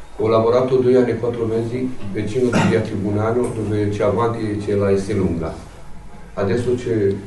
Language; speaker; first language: Italian; non-native, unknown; Romany